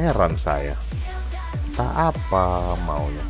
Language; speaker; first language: Indonesian; native; Indonesian